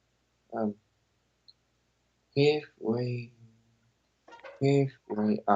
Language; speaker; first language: English; non-native, learner; Vietnamese